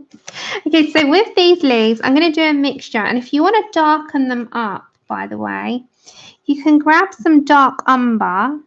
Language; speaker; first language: English; native; English